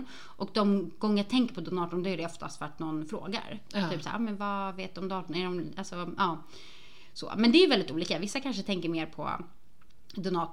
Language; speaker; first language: Swedish; native; Swedish